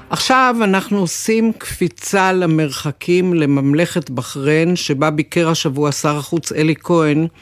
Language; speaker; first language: Hebrew; native; Hebrew